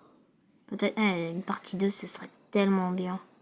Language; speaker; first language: French; native; French